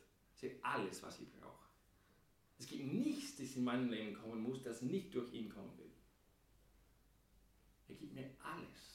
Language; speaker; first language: German; non-native, fluent; English